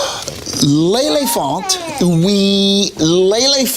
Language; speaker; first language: French; non-native, fluent; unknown